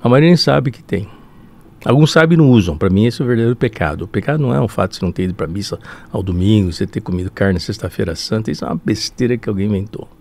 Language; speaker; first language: Portuguese; early bilingual, other home language; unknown